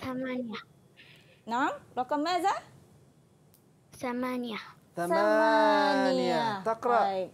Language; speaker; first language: Arabic; non-native, fluent; Malay